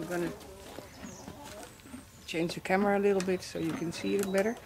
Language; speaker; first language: English; non-native, fluent; Dutch